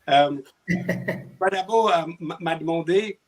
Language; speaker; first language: French; non-native, fluent; English